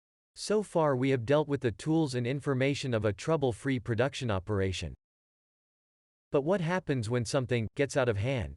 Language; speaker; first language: English; non-native, fluent; German